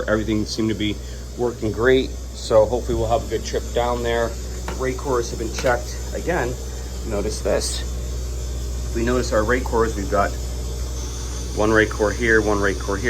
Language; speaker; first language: English; native; English